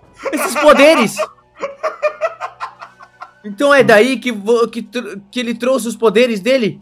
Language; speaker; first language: Portuguese; native; Portuguese